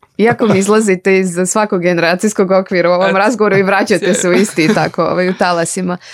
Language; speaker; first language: Serbian; native; Serbian